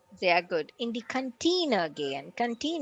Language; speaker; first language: German; non-native, learner; Tamil